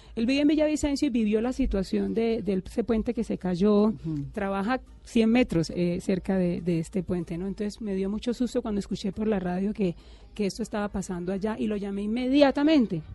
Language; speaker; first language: Spanish; native; Spanish